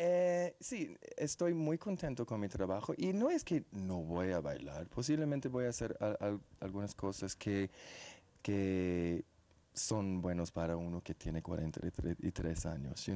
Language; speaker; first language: Spanish; non-native, fluent; English